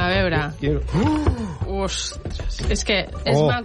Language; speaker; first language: Catalan; native; Catalan